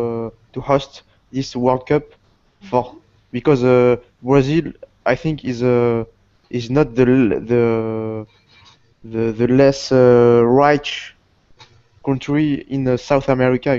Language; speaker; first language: English; non-native, learner; Portuguese